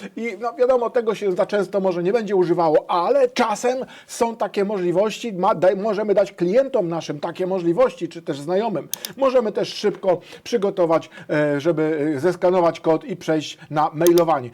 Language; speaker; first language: Polish; native; Polish